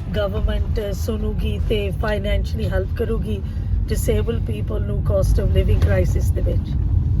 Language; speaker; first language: Punjabi; early bilingual, heritage; Punjabi